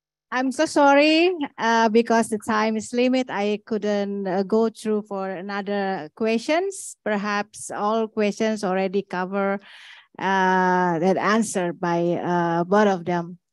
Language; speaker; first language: English; non-native, fluent; Indonesian